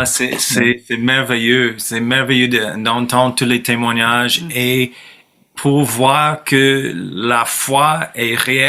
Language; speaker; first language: French; non-native, fluent; English